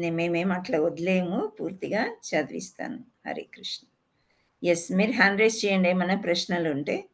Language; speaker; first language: Telugu; native; Telugu